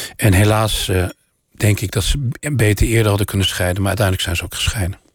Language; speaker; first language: Dutch; native; Dutch